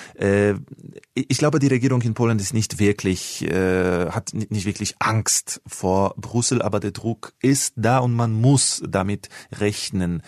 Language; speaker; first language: German; non-native, fluent; Polish